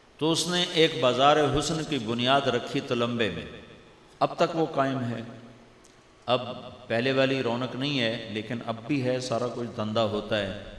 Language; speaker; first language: Urdu; non-native, local second language; Punjabi